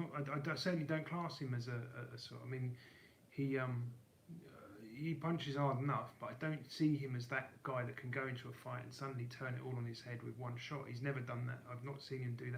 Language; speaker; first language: English; native; English